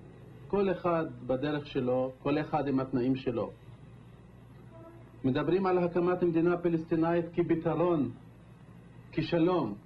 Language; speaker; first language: Hebrew; non-native, local second language; Arabic